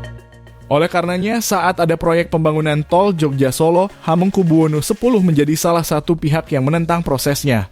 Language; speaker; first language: Indonesian; native; Indonesian